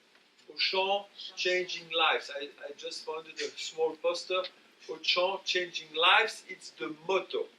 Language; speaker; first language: English; non-native, fluent; French